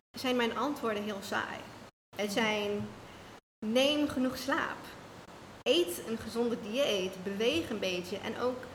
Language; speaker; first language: Dutch; non-native, fluent; English